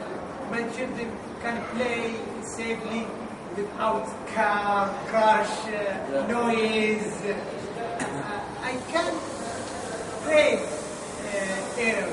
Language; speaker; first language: English; non-native, learner; Arabic